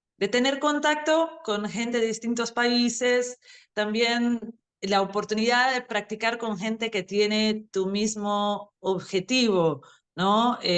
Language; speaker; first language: Spanish; non-native, fluent; Portuguese